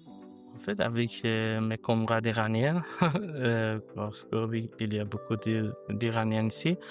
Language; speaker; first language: French; non-native, learner; Persian